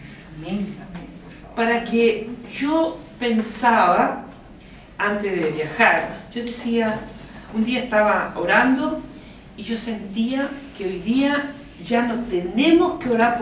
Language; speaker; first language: Spanish; native; Spanish